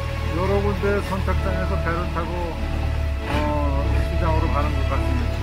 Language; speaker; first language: Korean; native; Korean